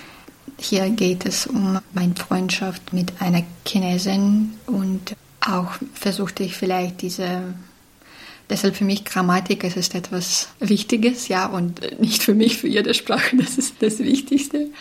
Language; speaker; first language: German; non-native, fluent; Belarusian